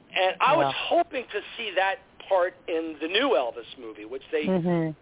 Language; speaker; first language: English; native; English